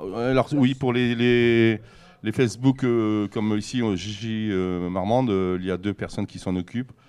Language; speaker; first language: French; native; French